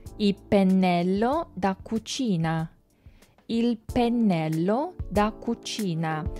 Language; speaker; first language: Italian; non-native, fluent; Chinese